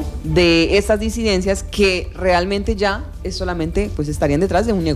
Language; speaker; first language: Spanish; native; Spanish